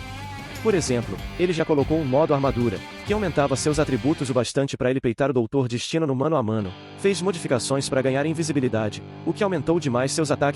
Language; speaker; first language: Portuguese; native; Portuguese